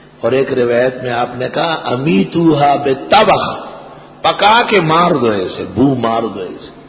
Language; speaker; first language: Urdu; non-native, local second language; Pashto